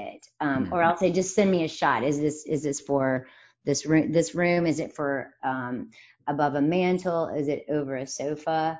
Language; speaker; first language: English; native; English